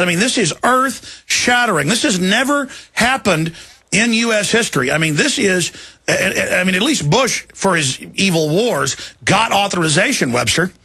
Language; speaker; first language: English; native; English